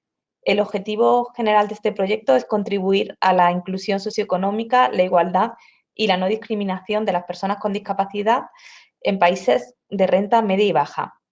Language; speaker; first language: Spanish; native; Spanish